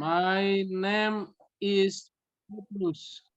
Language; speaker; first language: English; non-native, learner; Indonesian